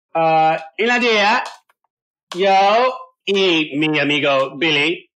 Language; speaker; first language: Spanish; non-native, learner; English